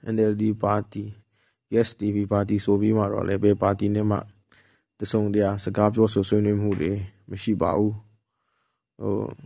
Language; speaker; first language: Burmese; non-native, local second language; Hakha Chin